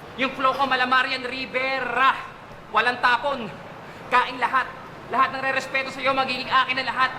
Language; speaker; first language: Filipino; native; Filipino